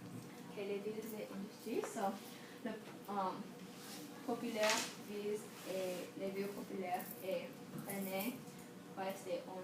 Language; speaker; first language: French; non-native, learner; English